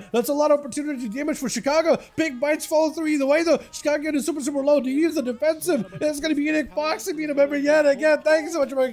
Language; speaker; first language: English; native; English